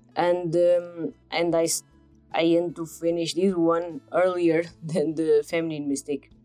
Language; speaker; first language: English; non-native, fluent; Portuguese